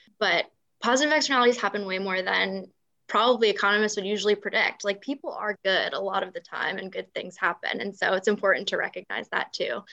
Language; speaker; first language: English; native; English